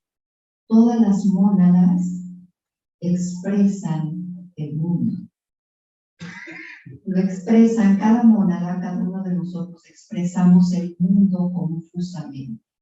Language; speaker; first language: Spanish; native; Spanish